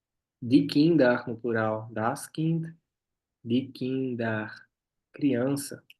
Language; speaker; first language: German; non-native, fluent; Portuguese